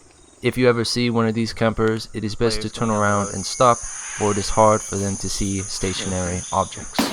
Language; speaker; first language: English; native; English